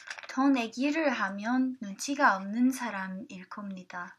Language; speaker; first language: Korean; non-native, learner; English